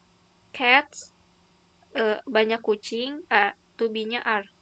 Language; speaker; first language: English; non-native, learner; Indonesian